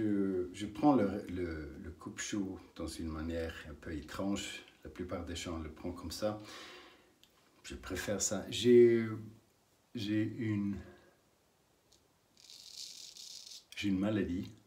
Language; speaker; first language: French; non-native, learner; English